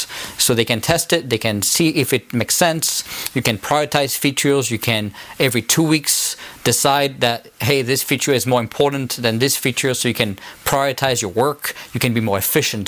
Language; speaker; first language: English; non-native, fluent; French